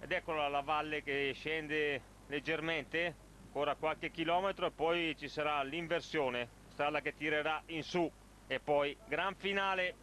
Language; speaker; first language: Italian; native; Italian